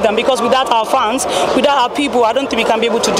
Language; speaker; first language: English; non-native, local second language; Yoruba